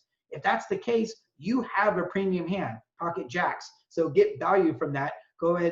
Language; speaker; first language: English; native; English